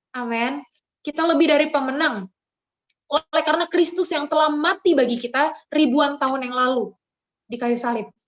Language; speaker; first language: Indonesian; native; Indonesian